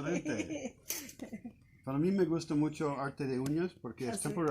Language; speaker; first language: Spanish; non-native, learner; English